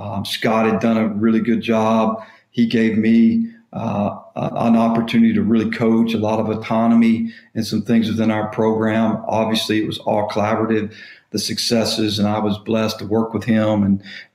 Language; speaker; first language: English; native; English